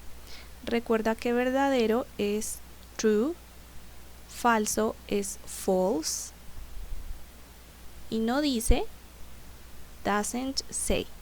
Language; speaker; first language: Spanish; native; Spanish